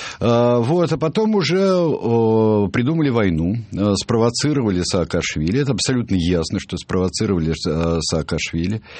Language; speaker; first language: Russian; native; Russian